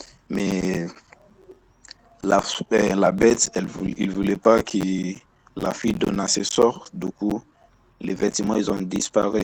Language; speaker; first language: French; non-native, learner; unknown